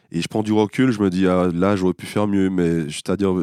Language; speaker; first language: French; native; French